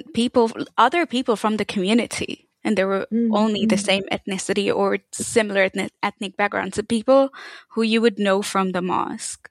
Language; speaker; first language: English; native; English